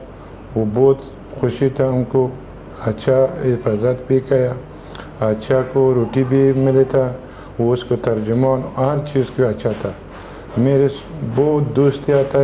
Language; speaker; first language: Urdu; non-native, learner; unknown